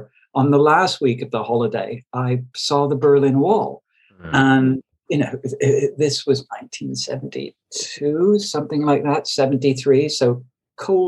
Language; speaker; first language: English; native; English